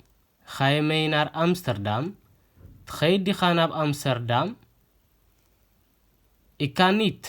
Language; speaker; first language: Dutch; non-native, fluent; Tigrinya